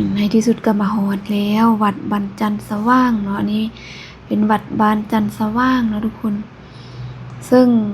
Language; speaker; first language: Lao; native; Lao